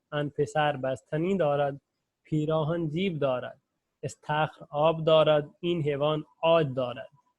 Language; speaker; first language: Persian; non-native, fluent; Urdu